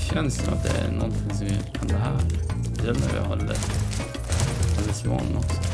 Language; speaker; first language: Swedish; native; Swedish